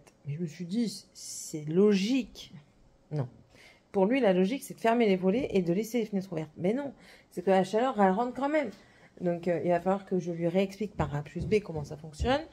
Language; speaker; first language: French; native; French